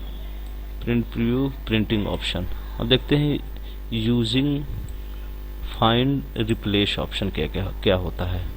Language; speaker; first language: Hindi; native; Hindi